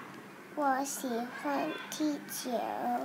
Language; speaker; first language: Chinese; non-native, learner; English